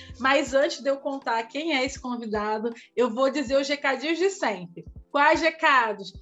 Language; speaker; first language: Portuguese; native; Portuguese